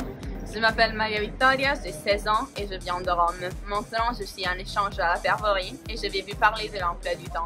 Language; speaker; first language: French; non-native, fluent; Italian